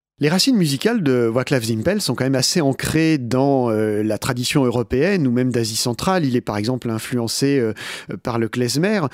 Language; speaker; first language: French; native; French